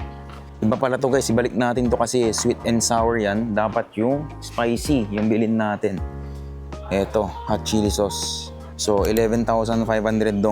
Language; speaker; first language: Filipino; native; Filipino